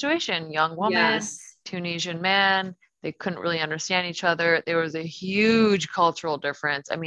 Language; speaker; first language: English; native; English